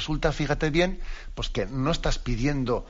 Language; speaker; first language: Spanish; native; Spanish